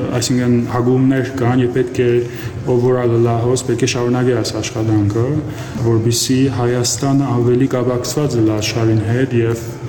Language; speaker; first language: Armenian; early bilingual, heritage; Armenian